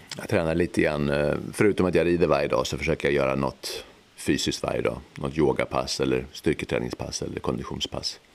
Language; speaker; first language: Swedish; native; Swedish